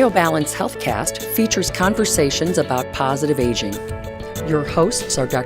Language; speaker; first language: English; native; English